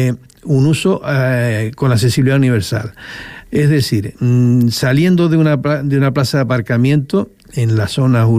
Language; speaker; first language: Spanish; native; Spanish